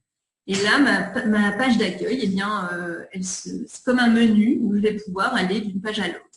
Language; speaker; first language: French; native; French